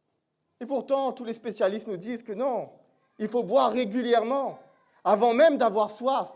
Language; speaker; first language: French; native; French